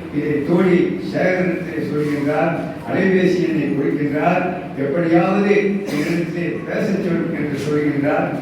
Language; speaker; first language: Tamil; native; Tamil